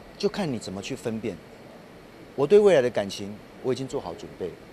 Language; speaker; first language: Chinese; non-native, local second language; Min Nan Chinese